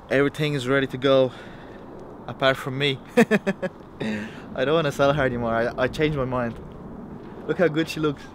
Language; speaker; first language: English; native; English